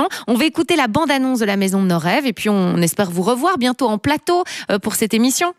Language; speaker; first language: French; native; French